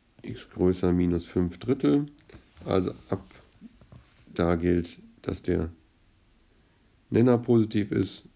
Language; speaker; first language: German; native; German